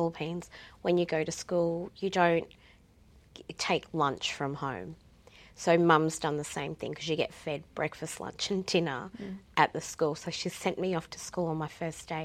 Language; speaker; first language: English; native; English